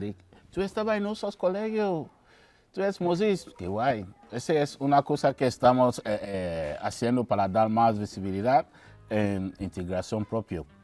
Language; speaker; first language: Spanish; non-native, learner; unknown